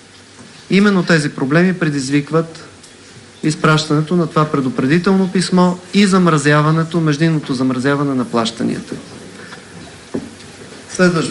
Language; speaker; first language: Bulgarian; native; Bulgarian